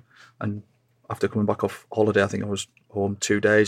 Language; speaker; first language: English; native; English